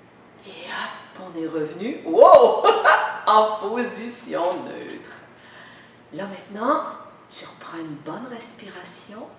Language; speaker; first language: French; native; French